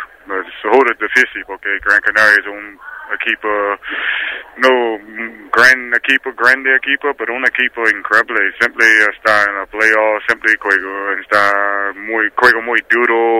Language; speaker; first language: Spanish; non-native, learner; English